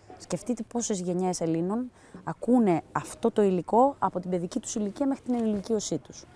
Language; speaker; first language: Greek; early bilingual, heritage; Greek